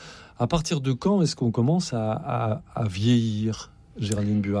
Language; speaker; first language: French; native; French